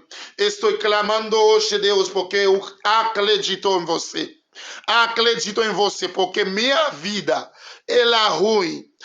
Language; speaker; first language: Portuguese; non-native, learner; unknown